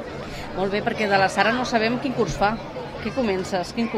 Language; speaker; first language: Catalan; native; Catalan